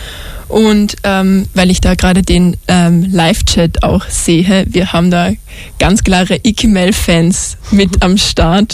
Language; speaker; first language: German; native; German